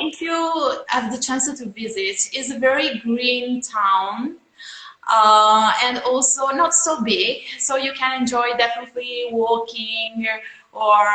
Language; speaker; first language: English; non-native, fluent; Italian